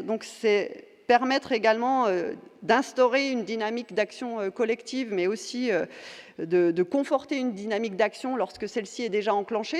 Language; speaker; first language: French; native; French